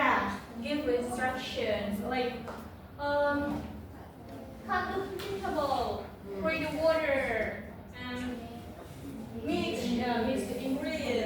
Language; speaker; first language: English; non-native, learner; Indonesian